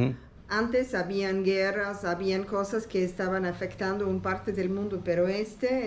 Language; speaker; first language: Spanish; non-native, learner; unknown